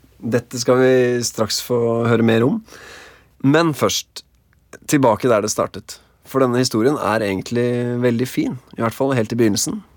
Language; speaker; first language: Norwegian; native; Norwegian